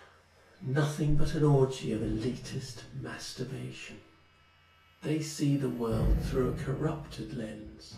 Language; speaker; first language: English; native; English